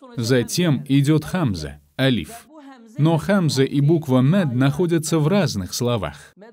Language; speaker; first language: Russian; non-native, fluent; Azerbaijani